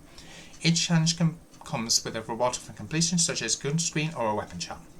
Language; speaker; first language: English; native; English